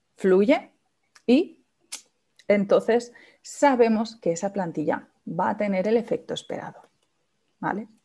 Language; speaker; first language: Spanish; native; Spanish